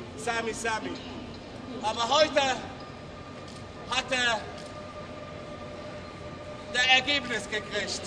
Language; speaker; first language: German; non-native, learner; Arabic